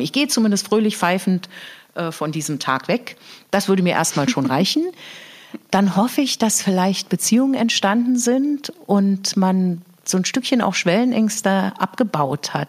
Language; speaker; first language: German; native; German